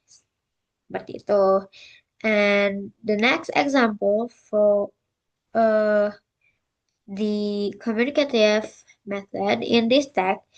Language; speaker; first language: English; non-native, learner; Indonesian